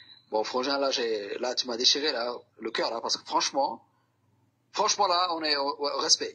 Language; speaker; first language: French; non-native, local second language; Somali